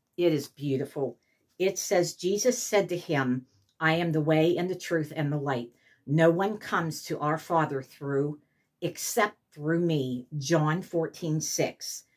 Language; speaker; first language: English; native; English